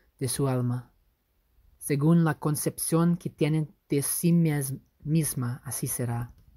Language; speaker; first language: Spanish; non-native, fluent; English